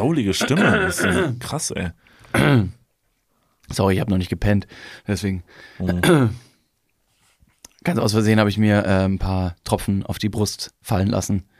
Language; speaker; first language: German; native; German